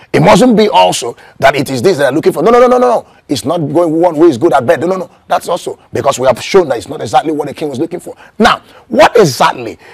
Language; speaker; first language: English; non-native, local second language; Igbo